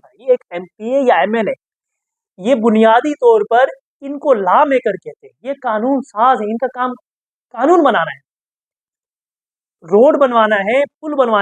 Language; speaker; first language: Urdu; native; Urdu